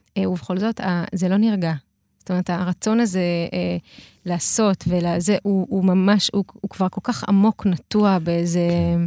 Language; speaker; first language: Hebrew; early bilingual, other home language; Russian